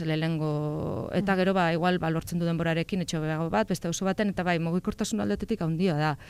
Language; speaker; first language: Basque; non-native, local second language; Spanish